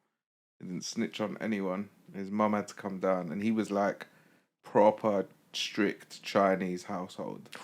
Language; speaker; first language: English; native; English